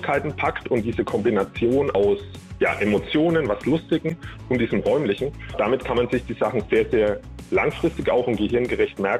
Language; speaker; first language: German; native; German